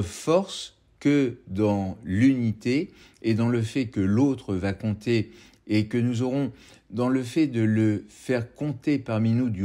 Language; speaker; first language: French; native; French